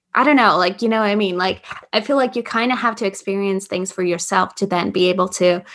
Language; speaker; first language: English; non-native, fluent; Latvian